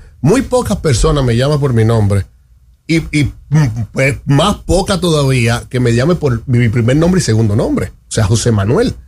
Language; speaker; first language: Spanish; native; Spanish